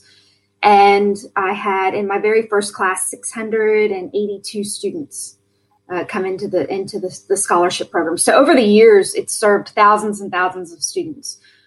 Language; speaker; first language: English; native; English